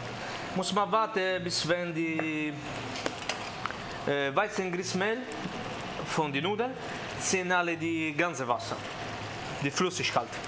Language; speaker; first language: German; non-native, learner; Italian